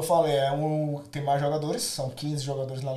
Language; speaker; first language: Portuguese; native; Portuguese